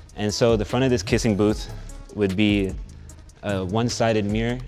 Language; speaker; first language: English; native; English